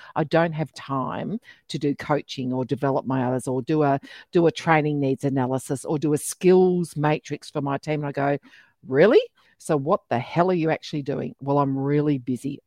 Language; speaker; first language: English; native; English